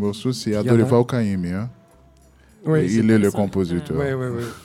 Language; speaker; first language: French; non-native, learner; Portuguese